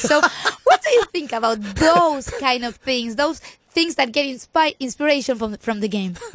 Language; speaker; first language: English; non-native, fluent; Spanish